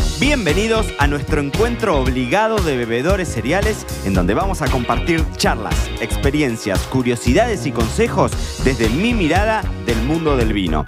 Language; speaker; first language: Spanish; native; Spanish